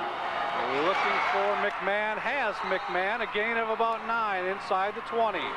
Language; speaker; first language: English; native; English